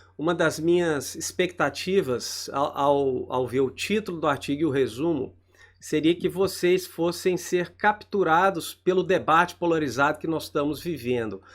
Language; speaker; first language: Portuguese; native; Portuguese